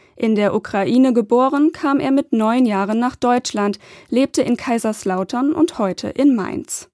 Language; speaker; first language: German; native; German